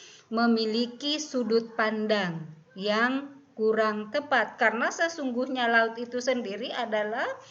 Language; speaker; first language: Indonesian; native; Indonesian